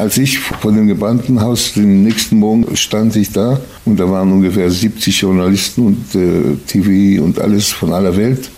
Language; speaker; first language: German; non-native, fluent; Hebrew